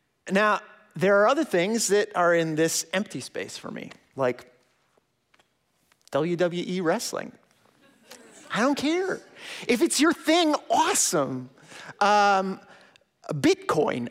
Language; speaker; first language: English; native; English